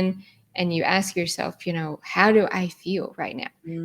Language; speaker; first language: English; native; English